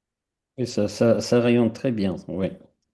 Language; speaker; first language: French; non-native, fluent; Russian